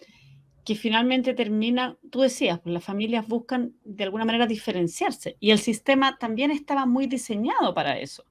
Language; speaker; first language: Spanish; native; Spanish